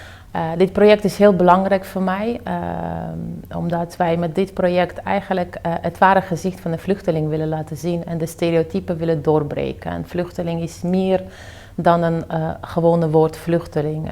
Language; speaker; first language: Dutch; early bilingual, other home language; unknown